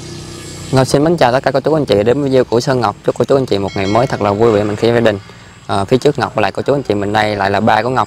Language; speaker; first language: Vietnamese; native; Vietnamese